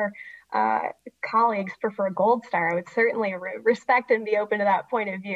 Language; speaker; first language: English; native; English